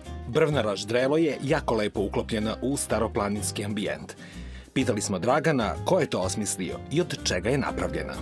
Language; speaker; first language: Serbian; native; Serbian